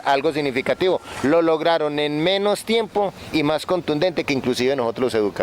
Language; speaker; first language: Spanish; native; Spanish